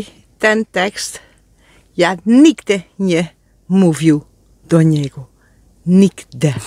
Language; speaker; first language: Polish; early bilingual, heritage; Polish